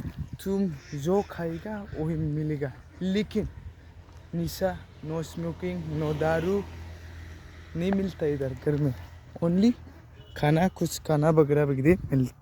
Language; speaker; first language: Hindi; non-native, local second language; Bodo